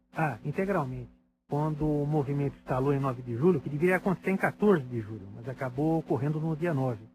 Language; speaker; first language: Portuguese; native; Portuguese